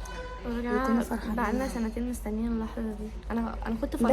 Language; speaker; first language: Arabic; native; Arabic